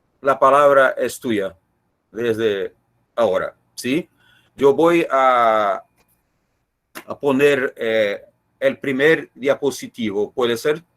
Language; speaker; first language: Spanish; non-native, learner; Portuguese